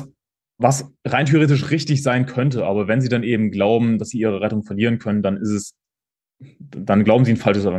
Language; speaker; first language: German; native; German